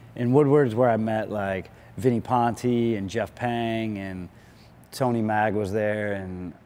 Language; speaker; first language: English; native; English